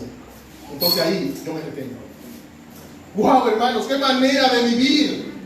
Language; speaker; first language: Spanish; native; Spanish